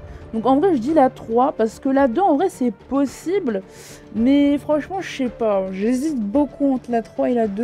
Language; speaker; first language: French; native; French